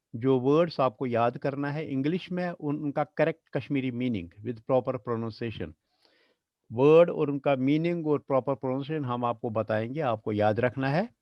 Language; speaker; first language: Hindi; non-native, local second language; Kashmiri